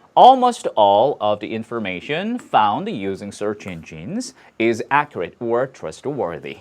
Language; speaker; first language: English; non-native, fluent; Korean